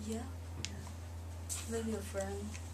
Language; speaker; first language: English; non-native, learner; Chinese